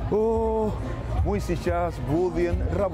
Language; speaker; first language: Russian; non-native, learner; Spanish